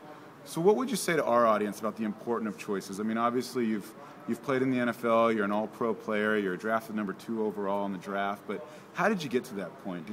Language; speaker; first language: English; native; English